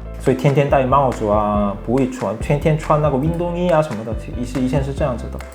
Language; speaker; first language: Chinese; non-native, fluent; Korean